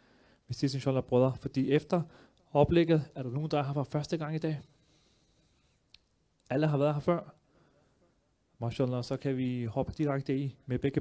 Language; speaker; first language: Danish; early bilingual, other home language; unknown